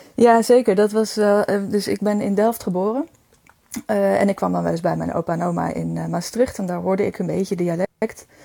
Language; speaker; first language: Dutch; native; Dutch